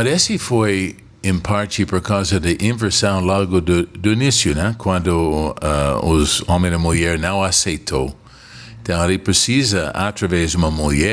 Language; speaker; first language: Portuguese; non-native, fluent; English